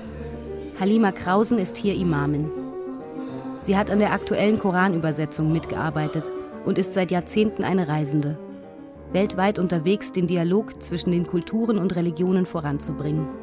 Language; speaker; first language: German; native; German